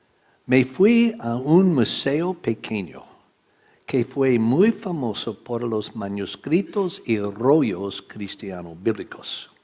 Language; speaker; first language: Spanish; non-native, learner; English